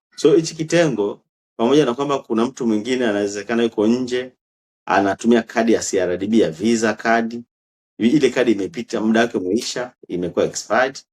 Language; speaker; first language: Swahili; native; Swahili